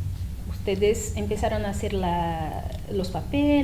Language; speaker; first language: Spanish; non-native, fluent; French